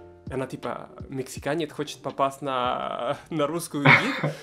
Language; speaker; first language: Russian; non-native, fluent; Spanish